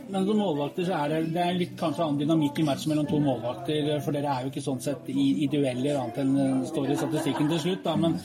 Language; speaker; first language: Norwegian; native; Norwegian